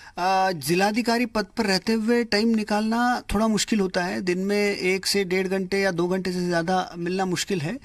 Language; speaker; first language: Hindi; non-native, local second language; Kannada